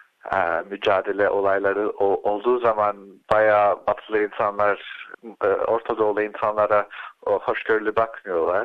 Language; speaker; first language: Turkish; early bilingual, heritage; Turkish